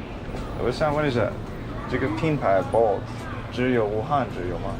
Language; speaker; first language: Chinese; non-native, fluent; English